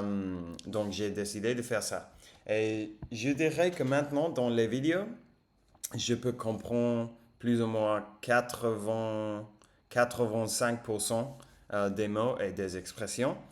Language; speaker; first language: French; non-native, fluent; English